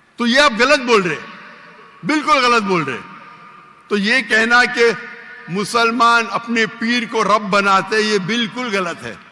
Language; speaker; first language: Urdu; non-native, local second language; Konkani